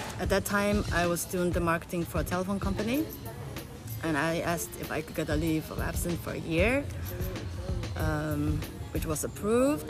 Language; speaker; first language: English; non-native, fluent; Faroese